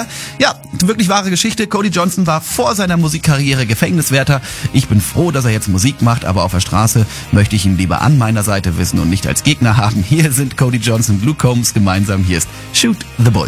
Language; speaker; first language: German; native; German